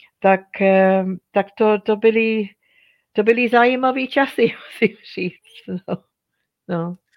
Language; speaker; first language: Czech; non-native, fluent; English